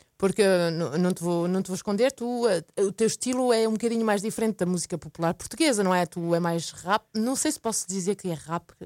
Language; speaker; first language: Portuguese; early bilingual, heritage; Portuguese